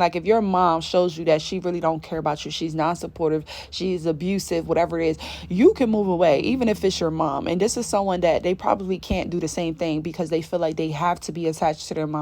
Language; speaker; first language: English; native; English